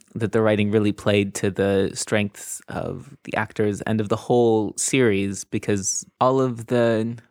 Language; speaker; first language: English; native; English